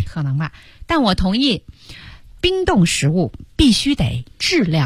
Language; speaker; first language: Chinese; native; Chinese